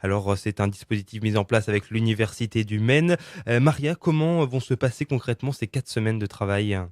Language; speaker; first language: French; native; French